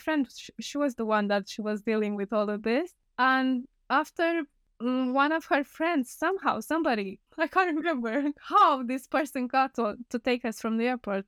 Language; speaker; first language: English; non-native, fluent; Romanian